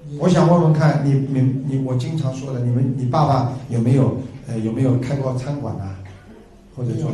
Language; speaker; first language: Chinese; native; Chinese